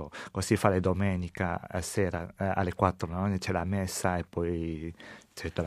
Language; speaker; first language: Italian; non-native, learner; Chinese